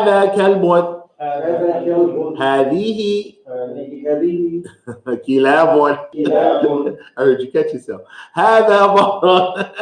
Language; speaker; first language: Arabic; non-native, fluent; English